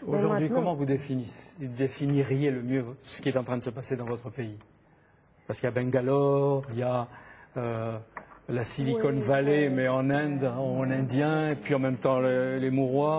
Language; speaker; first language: French; native; French